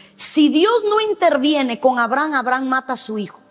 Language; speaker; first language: Spanish; native; Spanish